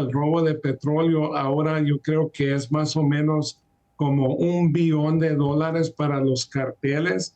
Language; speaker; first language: Spanish; early bilingual, heritage; Spanish